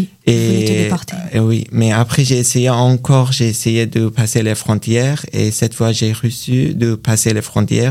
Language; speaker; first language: French; non-native, learner; Persian